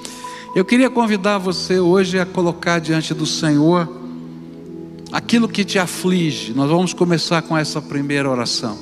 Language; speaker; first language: Portuguese; native; Portuguese